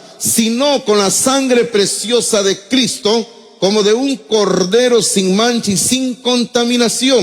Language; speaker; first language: Spanish; native; Spanish